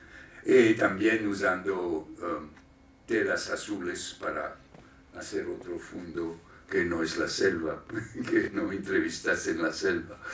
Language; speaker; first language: Spanish; non-native, fluent; French